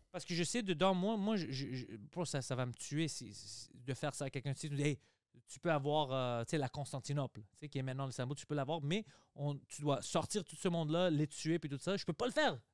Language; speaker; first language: French; early bilingual, other home language; Greek